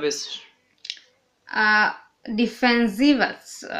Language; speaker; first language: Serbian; non-native, learner; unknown